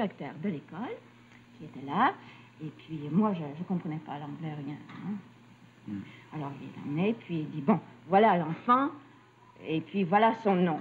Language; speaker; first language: French; early bilingual, other home language; Russian